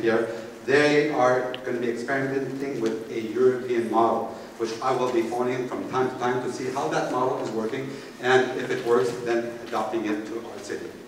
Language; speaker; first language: English; native; English